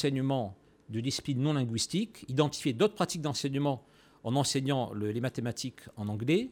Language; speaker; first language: French; native; French